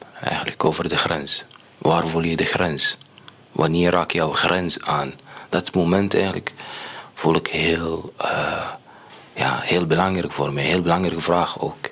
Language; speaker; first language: Dutch; non-native, learner; Arabic